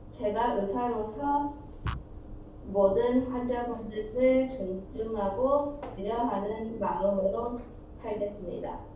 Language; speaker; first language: Korean; early bilingual, heritage; English